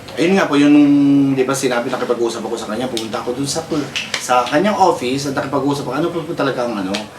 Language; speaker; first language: Filipino; native; Filipino